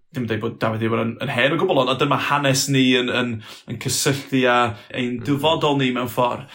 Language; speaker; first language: Welsh; non-native, local second language; English